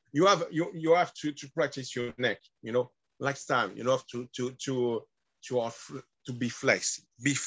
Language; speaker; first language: English; non-native, learner; French